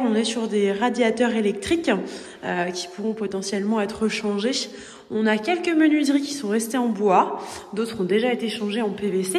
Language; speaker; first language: French; native; French